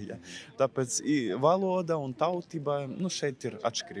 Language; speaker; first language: Latvian; non-native, local second language; Russian